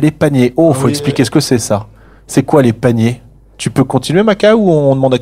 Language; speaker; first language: French; native; French